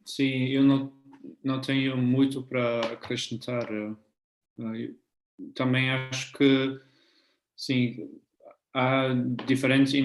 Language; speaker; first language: Portuguese; non-native, fluent; German